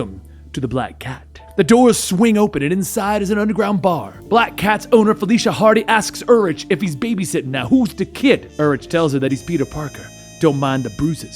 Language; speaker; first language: English; native; English